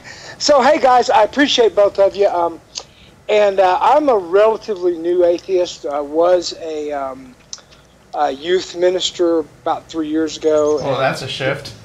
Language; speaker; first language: English; native; English